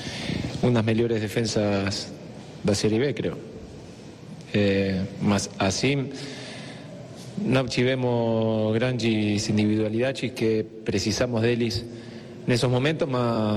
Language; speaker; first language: Portuguese; non-native, fluent; Spanish